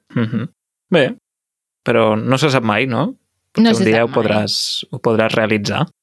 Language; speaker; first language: Catalan; native; Catalan